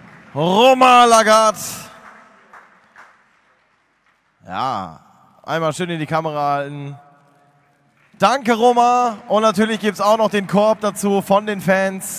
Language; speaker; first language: German; native; German